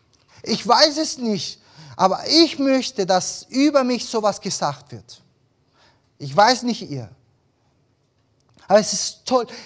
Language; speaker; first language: German; early bilingual, other home language; Spanish